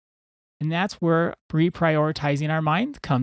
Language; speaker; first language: English; native; English